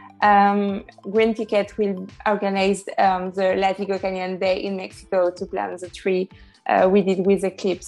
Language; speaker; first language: English; non-native, fluent; French